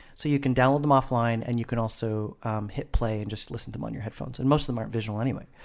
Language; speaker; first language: English; native; English